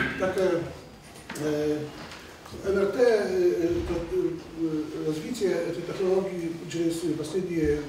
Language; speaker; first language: Russian; non-native, fluent; Polish